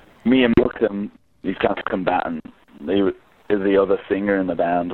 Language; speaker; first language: English; native; English